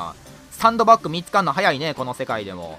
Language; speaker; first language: Japanese; native; Japanese